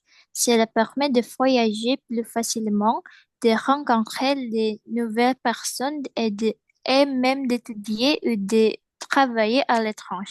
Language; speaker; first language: French; non-native, learner; Indonesian